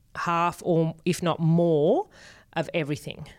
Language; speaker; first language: English; non-native, local second language; Spanish